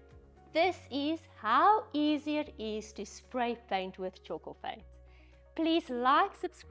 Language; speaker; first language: English; non-native, local second language; Afrikaans